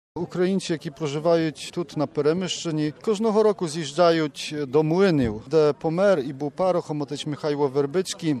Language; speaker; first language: Ukrainian; early bilingual, heritage; Ukrainian